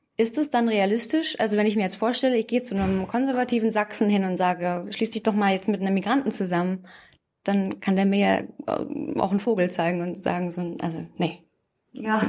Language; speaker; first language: German; native; German